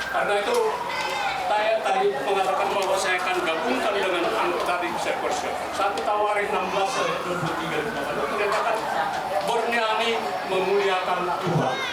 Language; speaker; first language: Indonesian; non-native, local second language; Batak Toba